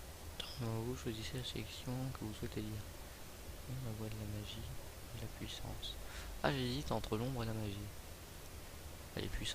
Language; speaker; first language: French; native; French